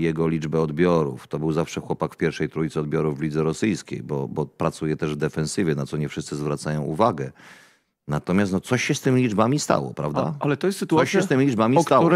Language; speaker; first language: Polish; native; Polish